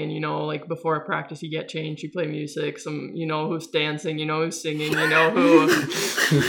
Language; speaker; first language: English; non-native, fluent; Swedish